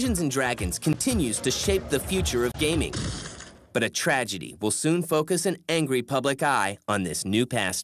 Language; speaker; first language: English; native; English